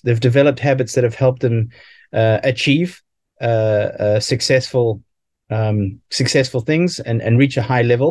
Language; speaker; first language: English; native; English